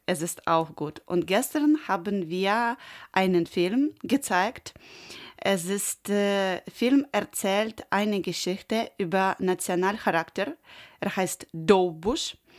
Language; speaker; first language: German; non-native, learner; Ukrainian